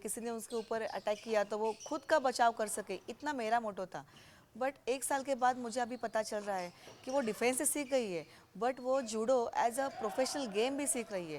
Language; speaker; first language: Hindi; non-native, local second language; Marathi